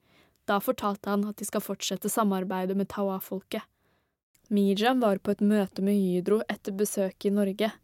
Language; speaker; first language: Norwegian; native; Norwegian